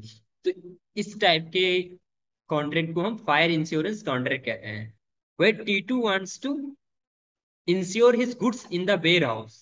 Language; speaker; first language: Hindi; native; Hindi